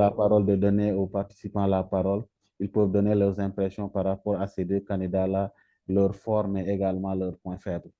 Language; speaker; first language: French; non-native, local second language; Wolof